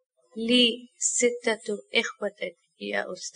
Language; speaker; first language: Arabic; non-native, learner; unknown